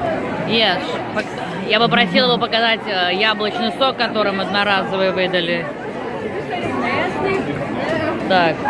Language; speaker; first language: Russian; native; Russian